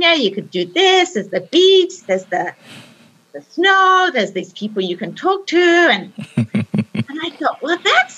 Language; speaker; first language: English; native; English